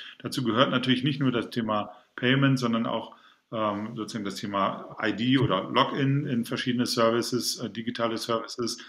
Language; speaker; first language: German; native; German